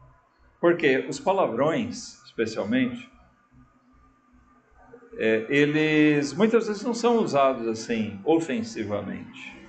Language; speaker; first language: Portuguese; native; Portuguese